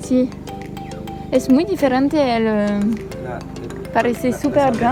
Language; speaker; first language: Spanish; non-native, learner; French